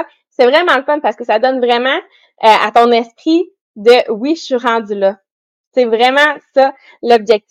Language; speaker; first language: French; native; French